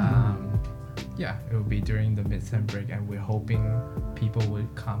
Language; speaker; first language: English; non-native, local second language; Chinese